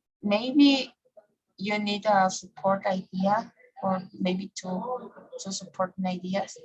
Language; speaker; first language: English; non-native, fluent; Spanish